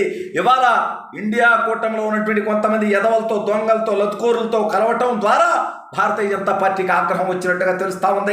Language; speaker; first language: Telugu; native; Telugu